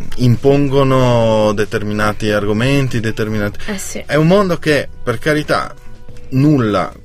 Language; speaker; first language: Italian; native; Italian